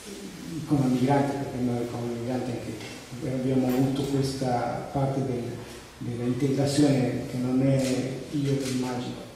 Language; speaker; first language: Italian; non-native, fluent; Spanish